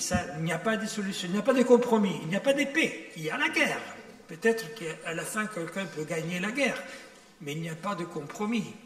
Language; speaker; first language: French; non-native, fluent; Italian